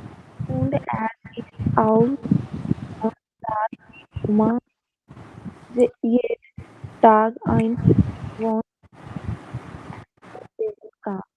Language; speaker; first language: German; non-native, learner; Hindi